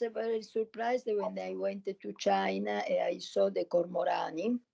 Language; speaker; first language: English; non-native, learner; Italian